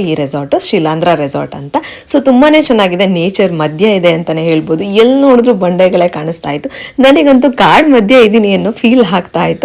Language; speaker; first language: Kannada; native; Kannada